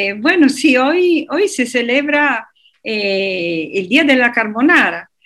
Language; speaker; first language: Spanish; non-native, fluent; Italian